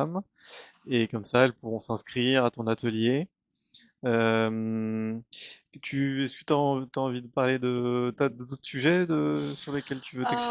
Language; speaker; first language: French; native; French